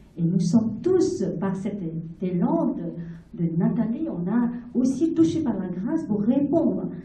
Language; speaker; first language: French; non-native, fluent; Vietnamese